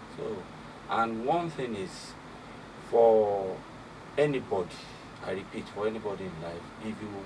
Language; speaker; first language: English; non-native, local second language; Yoruba